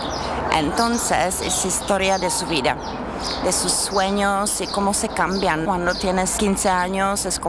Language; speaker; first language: Spanish; non-native, learner; Czech